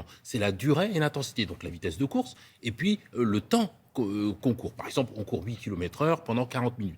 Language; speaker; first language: French; native; French